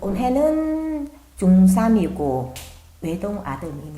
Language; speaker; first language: Korean; non-native, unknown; Vietnamese